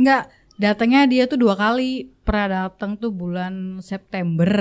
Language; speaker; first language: Indonesian; native; Indonesian